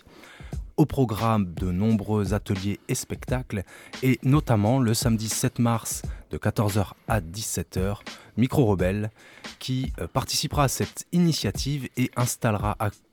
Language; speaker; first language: French; native; French